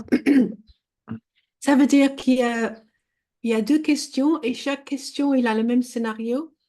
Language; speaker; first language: French; non-native, fluent; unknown